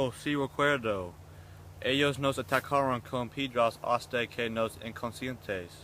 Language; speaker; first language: Spanish; non-native, learner; English